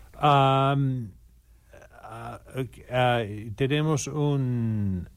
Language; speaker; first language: Spanish; non-native, learner; English